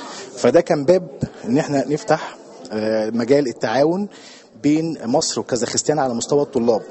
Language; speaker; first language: Arabic; native; Arabic